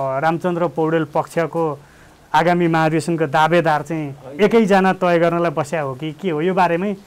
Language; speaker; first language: Nepali; native; Nepali